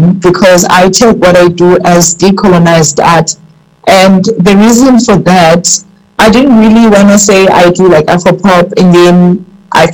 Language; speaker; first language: English; non-native, local second language; Xhosa